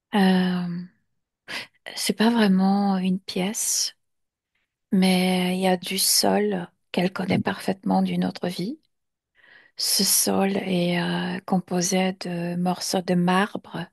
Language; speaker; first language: French; non-native, fluent; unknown